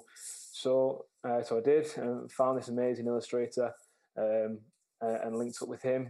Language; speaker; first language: English; native; English